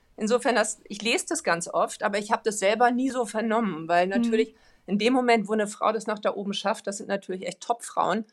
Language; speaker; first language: German; non-native, fluent; Swedish